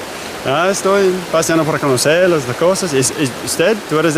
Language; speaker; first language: Spanish; non-native, learner; English